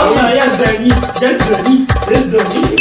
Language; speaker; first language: Arabic; native; Arabic